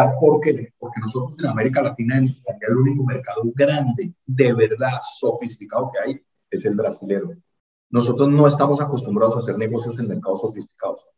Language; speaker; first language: Spanish; native; Spanish